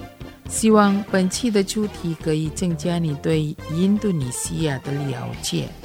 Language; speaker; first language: Chinese; non-native, fluent; Indonesian